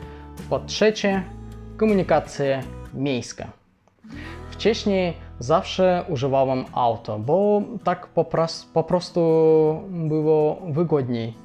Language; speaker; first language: Polish; non-native, fluent; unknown